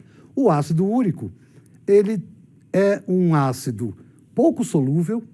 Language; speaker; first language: Portuguese; native; Portuguese